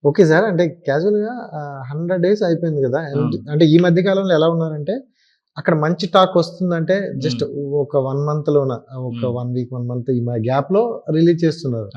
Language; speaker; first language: Telugu; native; Telugu